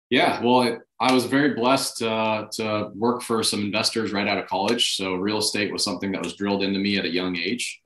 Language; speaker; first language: English; native; English